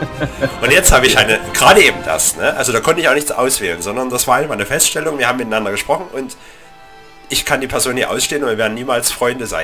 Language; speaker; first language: German; native; German